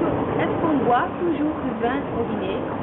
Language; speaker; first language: French; non-native, learner; Dutch